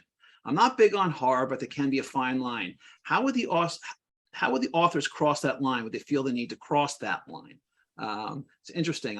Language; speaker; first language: English; native; English